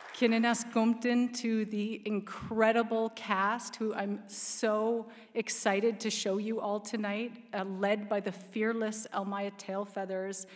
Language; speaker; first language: English; native; English